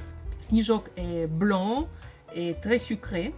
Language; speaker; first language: French; non-native, fluent; Russian